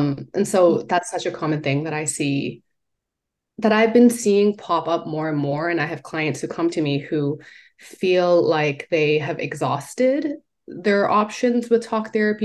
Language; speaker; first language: English; non-native, local second language; Cantonese